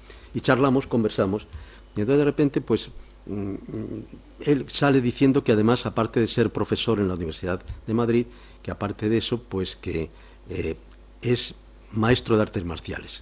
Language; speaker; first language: Spanish; native; Spanish